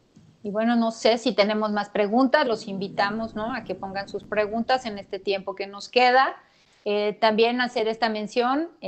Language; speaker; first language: Spanish; native; Spanish